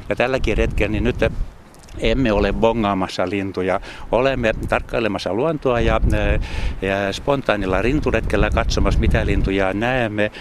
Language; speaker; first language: Finnish; native; Finnish